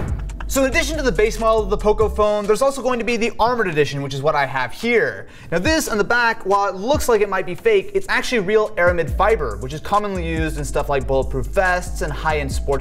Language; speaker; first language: English; native; English